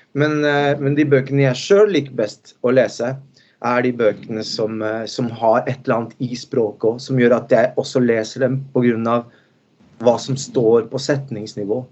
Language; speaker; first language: Norwegian; early bilingual, other home language; Spanish